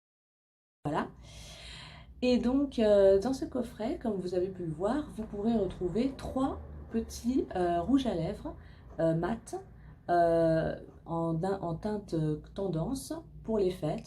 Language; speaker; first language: French; native; French